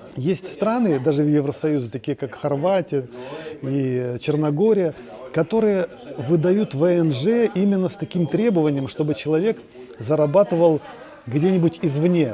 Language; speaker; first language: Russian; native; Russian